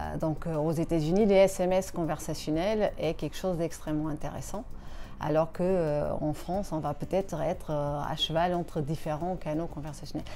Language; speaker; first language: French; non-native, fluent; Portuguese